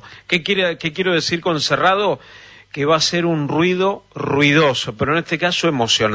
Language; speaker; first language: Spanish; native; Spanish